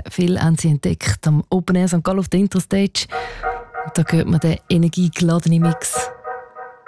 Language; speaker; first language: German; native; German